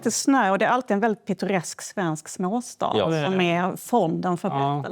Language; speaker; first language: Swedish; native; Swedish